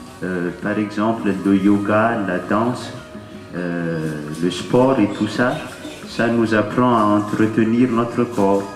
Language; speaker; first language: French; non-native, local second language; Malagasy